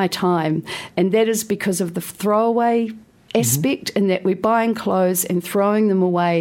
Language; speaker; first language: English; native; English